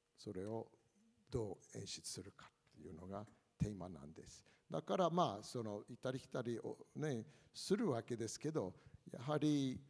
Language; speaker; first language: Japanese; non-native, fluent; English